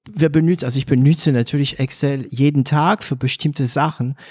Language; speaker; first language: German; non-native, fluent; French